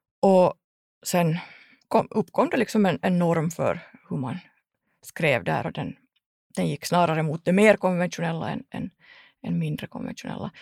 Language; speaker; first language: Swedish; native; Swedish